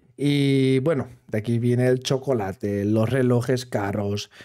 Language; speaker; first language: Spanish; non-native, fluent; German